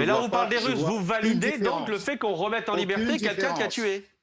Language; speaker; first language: French; native; French